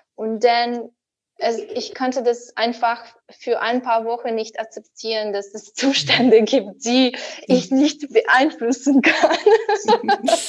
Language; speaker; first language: German; non-native, fluent; Russian